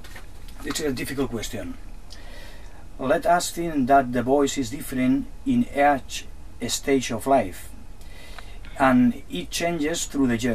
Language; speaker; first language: English; non-native, learner; Spanish